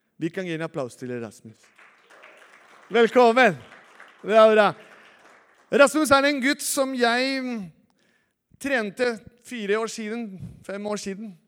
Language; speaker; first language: Norwegian; non-native, fluent; Spanish